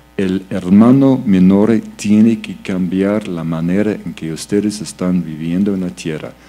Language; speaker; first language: Spanish; non-native, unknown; English